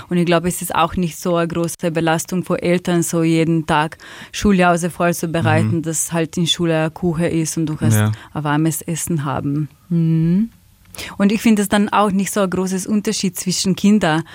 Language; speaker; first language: German; non-native, learner; Slovenian